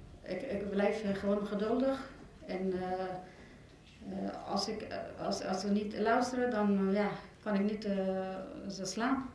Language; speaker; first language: Dutch; non-native, learner; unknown